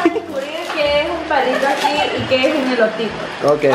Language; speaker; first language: Spanish; native; Spanish